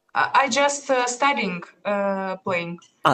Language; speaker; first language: English; non-native, learner; Russian